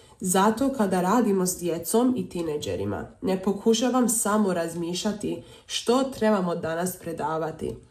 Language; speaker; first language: Serbian; early bilingual, heritage; Croatian